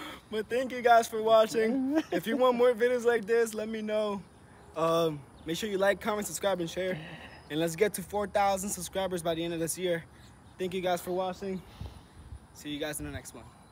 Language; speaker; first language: English; early bilingual, other home language; Spanish